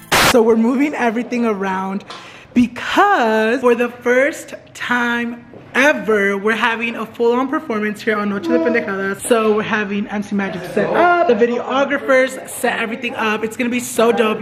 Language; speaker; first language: English; early bilingual, other home language; Spanish